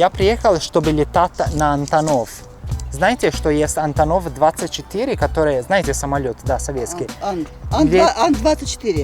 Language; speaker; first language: Russian; non-native, learner; Italian